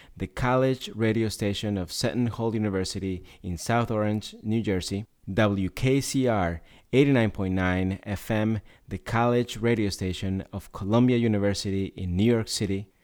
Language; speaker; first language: English; non-native, fluent; Spanish